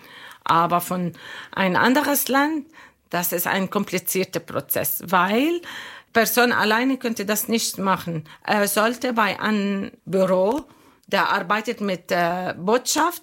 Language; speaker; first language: German; non-native, local second language; Arabic